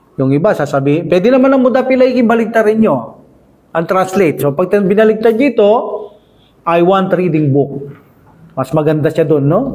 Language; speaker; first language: Filipino; native; Filipino